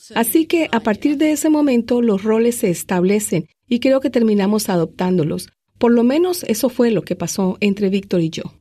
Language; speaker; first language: Spanish; non-native, fluent; English